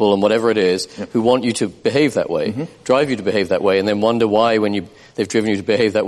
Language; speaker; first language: English; native; English